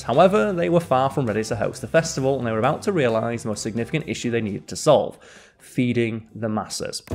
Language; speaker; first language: English; native; English